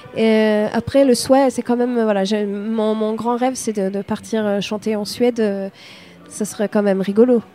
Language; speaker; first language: French; non-native, fluent; Swedish